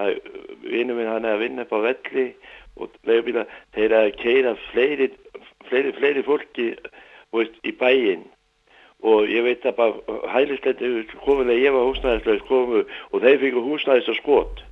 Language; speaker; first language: Icelandic; non-native, learner; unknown